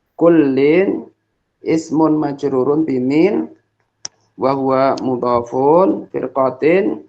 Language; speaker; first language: Arabic; non-native, learner; Indonesian